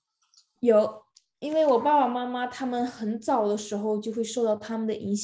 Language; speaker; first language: Chinese; early bilingual, other home language; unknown